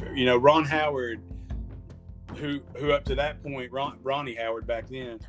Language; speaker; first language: English; native; English